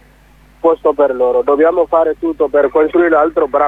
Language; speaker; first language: Italian; non-native, learner; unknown